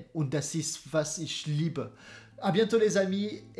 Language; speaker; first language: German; non-native, fluent; French